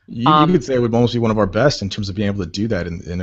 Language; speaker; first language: English; native; English